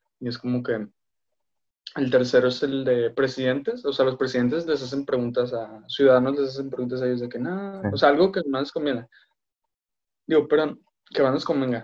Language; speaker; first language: Spanish; native; Spanish